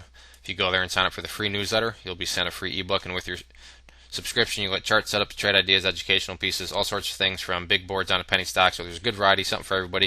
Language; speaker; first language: English; native; English